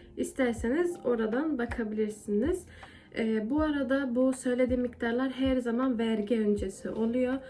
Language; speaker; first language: Turkish; early bilingual, heritage; Turkish